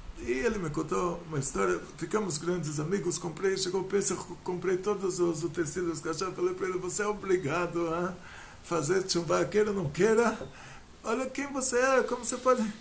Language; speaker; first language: Portuguese; non-native, fluent; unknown